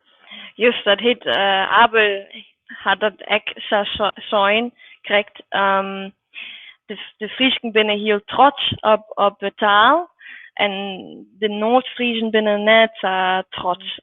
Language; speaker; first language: Dutch; non-native, learner; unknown